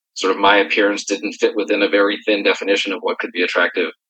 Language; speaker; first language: English; native; English